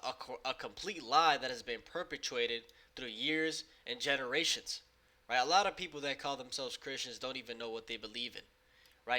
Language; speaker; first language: English; native; English